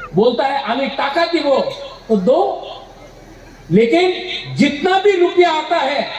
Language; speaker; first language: Hindi; non-native, local second language; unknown